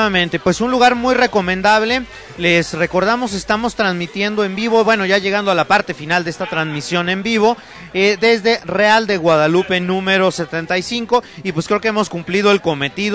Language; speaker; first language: Spanish; native; Spanish